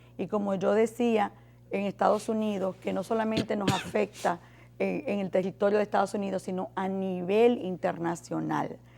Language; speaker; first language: Spanish; native; Spanish